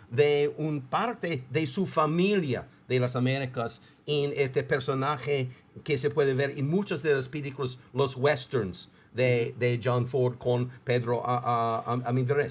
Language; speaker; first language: Spanish; non-native, fluent; English